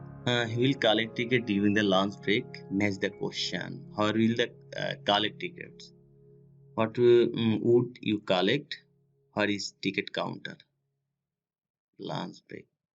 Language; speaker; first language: English; non-native, local second language; Bangla